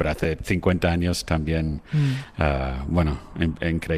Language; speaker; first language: Spanish; non-native, fluent; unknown